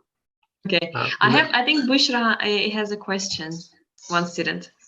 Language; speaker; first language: English; non-native, fluent; Turkish